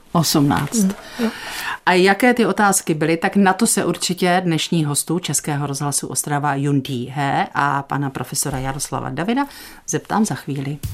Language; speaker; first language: Czech; native; Czech